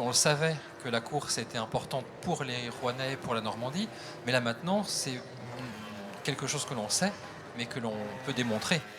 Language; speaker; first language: French; native; French